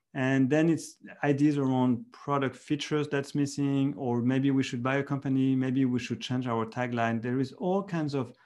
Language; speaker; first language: English; non-native, fluent; French